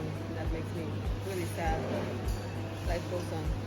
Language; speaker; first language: English; non-native, learner; Spanish